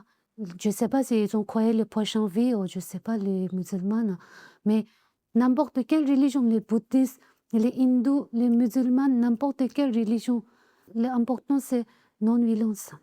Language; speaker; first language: French; non-native, learner; Tibetan